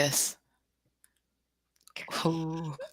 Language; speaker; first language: English; native; English